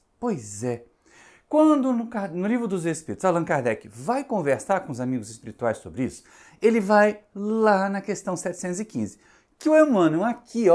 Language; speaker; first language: Portuguese; native; Portuguese